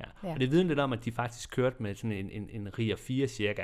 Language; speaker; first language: Danish; native; Danish